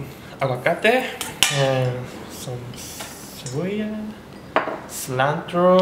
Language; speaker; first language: English; non-native, learner; Korean